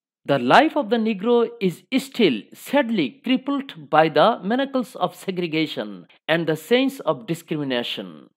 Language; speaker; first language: English; non-native, local second language; Bangla